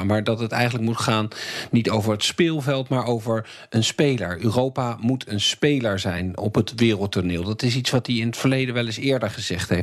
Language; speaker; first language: Dutch; native; Dutch